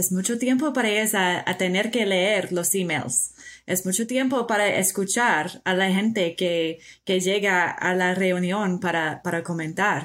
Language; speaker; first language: Spanish; non-native, fluent; English